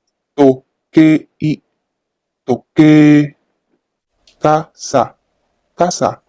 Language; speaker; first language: Japanese; non-native, learner; Filipino